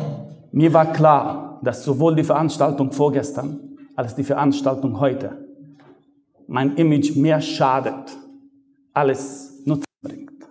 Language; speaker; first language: German; non-native, fluent; Arabic